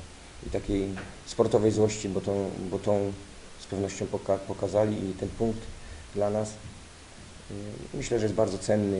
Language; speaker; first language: Polish; native; Polish